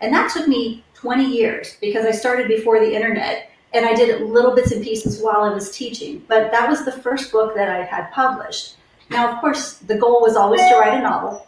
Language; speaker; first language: English; native; English